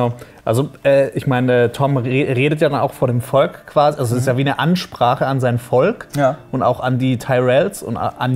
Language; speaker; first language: German; native; German